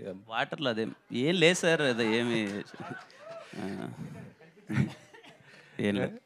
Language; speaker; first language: Telugu; native; Telugu